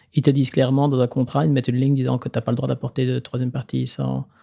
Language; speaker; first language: French; native; French